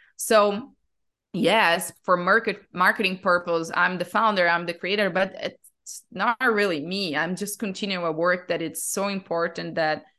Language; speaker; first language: English; non-native, fluent; Portuguese